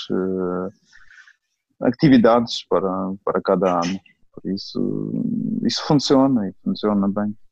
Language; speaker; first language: Portuguese; non-native, fluent; Ukrainian